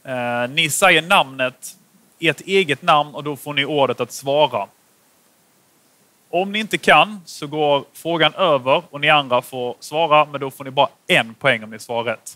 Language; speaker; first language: Swedish; native; Swedish